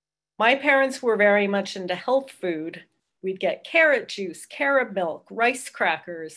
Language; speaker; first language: English; native; English